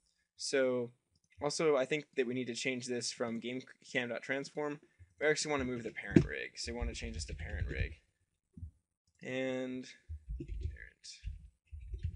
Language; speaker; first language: English; native; English